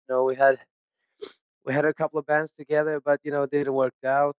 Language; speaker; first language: English; non-native, fluent; Swedish